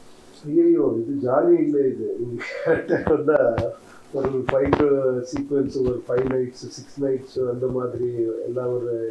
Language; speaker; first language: Tamil; non-native, learner; Kannada